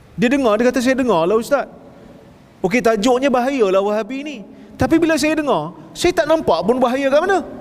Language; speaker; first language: Malay; native; Malay